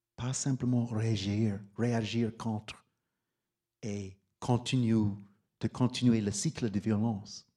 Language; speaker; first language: French; non-native, fluent; English